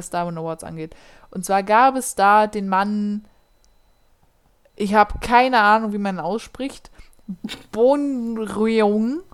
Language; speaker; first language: German; native; German